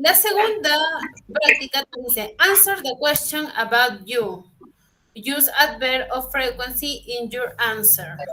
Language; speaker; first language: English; non-native, learner; Spanish